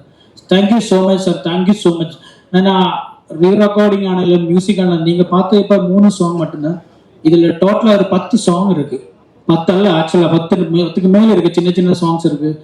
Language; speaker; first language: Tamil; non-native, learner; Malayalam